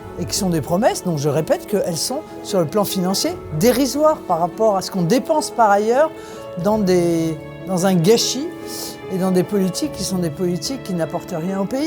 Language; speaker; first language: French; native; French